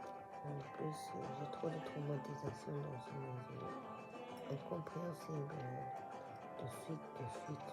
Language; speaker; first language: French; non-native, learner; Japanese